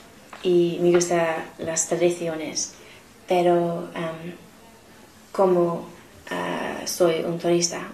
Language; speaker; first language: Spanish; non-native, learner; English